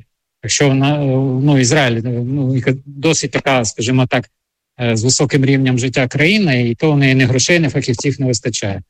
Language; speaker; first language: Ukrainian; native; Ukrainian